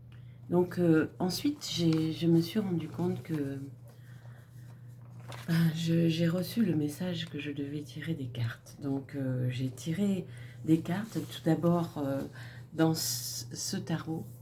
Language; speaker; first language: French; native; French